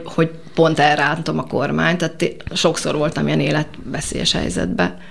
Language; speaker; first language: Hungarian; native; Hungarian